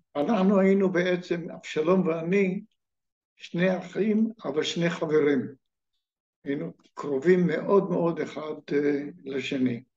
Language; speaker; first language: Hebrew; native; Hebrew